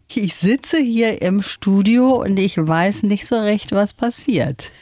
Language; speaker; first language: German; native; German